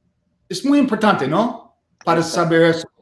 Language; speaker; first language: Spanish; non-native, fluent; English